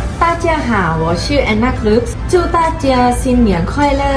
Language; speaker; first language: Chinese; non-native, learner; Thai